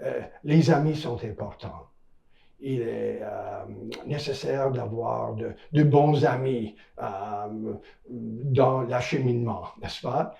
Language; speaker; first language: French; non-native, local second language; English